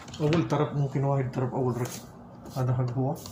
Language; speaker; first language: Arabic; non-native, learner; Filipino